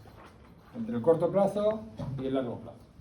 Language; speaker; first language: Spanish; native; Spanish